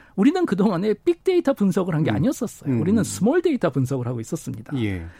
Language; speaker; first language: Korean; native; Korean